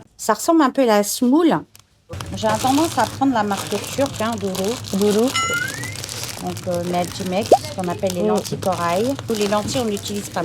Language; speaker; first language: French; non-native, fluent; Turkish